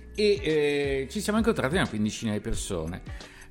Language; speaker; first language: Italian; native; Italian